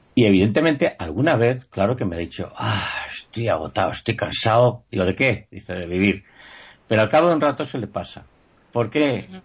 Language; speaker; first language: Spanish; native; Spanish